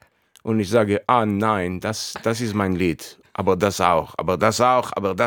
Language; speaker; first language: German; non-native, fluent; Hebrew